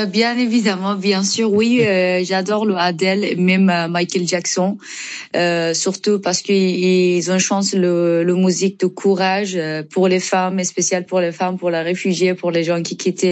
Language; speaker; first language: French; non-native, learner; Persian